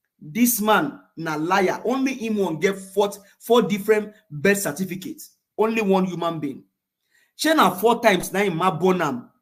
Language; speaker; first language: Nigerian Pidgin; non-native, local second language; Yoruba